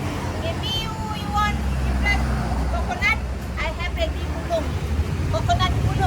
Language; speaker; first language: English; non-native, learner; Indonesian